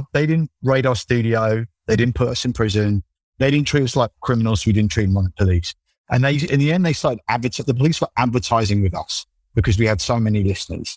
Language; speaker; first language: English; native; English